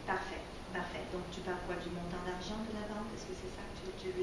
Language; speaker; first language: French; native; French